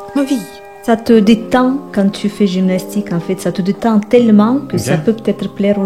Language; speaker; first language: French; non-native, fluent; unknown